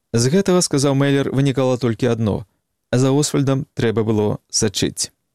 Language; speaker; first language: Belarusian; native; Belarusian